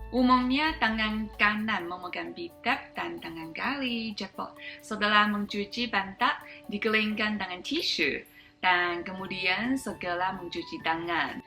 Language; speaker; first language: Indonesian; non-native, fluent; Chinese